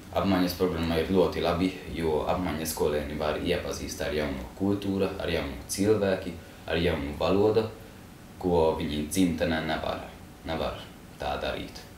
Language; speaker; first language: Latvian; non-native, learner; Hungarian